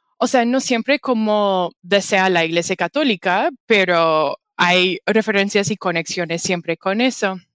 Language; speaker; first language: Spanish; non-native, fluent; English